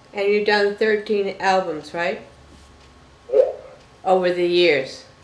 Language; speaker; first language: English; native; English